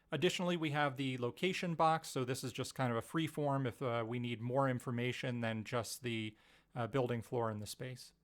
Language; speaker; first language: English; native; English